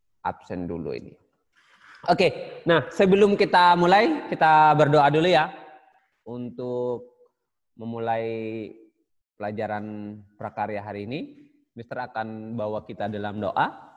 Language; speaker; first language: Indonesian; native; Indonesian